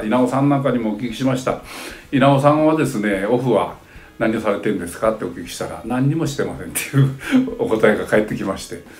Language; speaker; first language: Japanese; native; Japanese